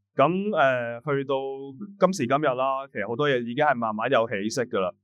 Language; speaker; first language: Cantonese; native; Cantonese